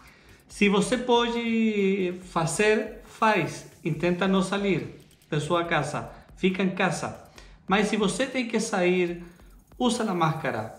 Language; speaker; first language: Portuguese; non-native, learner; Spanish